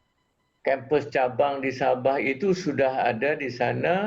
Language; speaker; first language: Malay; non-native, local second language; Javanese